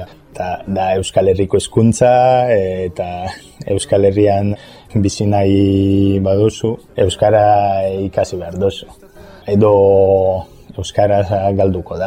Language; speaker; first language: Basque; non-native, fluent; Italian